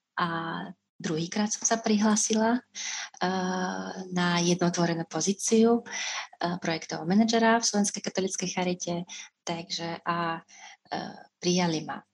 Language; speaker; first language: Slovak; non-native, fluent; Russian